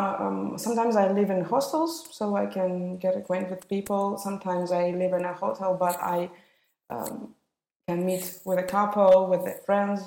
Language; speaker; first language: English; non-native, fluent; Russian